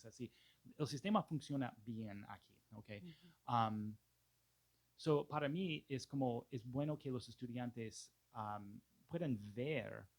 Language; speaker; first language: Spanish; non-native, fluent; English